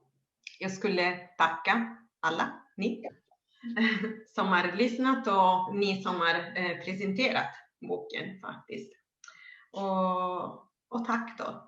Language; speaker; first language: Swedish; non-native, fluent; Italian